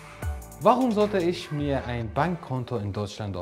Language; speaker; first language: German; non-native, learner; Arabic